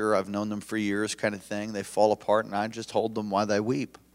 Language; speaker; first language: English; native; English